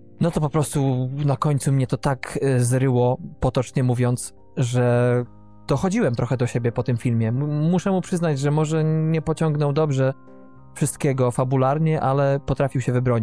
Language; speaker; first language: Polish; native; Polish